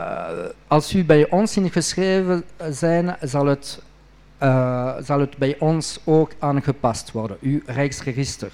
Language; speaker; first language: Dutch; non-native, local second language; French